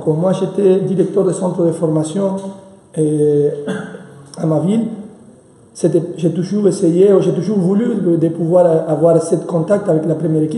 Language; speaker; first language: French; non-native, fluent; Spanish